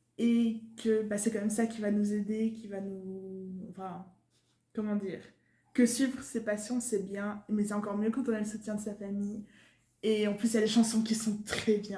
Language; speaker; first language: French; native; French